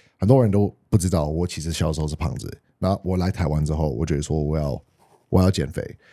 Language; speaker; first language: Chinese; non-native, fluent; English